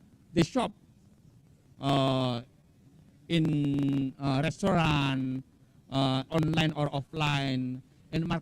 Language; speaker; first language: English; non-native, fluent; Indonesian